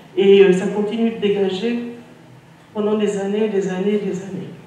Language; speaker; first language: French; native; French